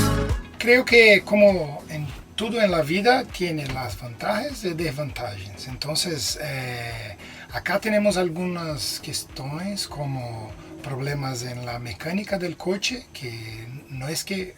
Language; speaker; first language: Spanish; non-native, learner; Portuguese